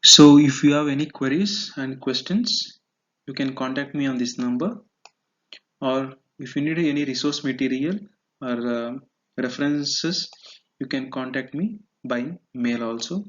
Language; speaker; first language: English; non-native, local second language; Kannada